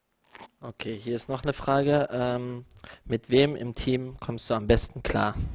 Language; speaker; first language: German; native; German